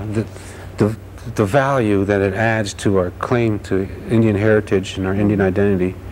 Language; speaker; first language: English; native; English